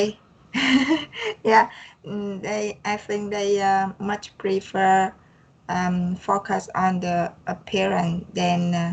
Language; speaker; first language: English; non-native, learner; Vietnamese